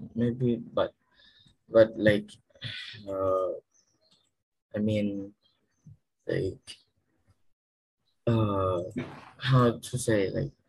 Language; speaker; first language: English; non-native, learner; Thai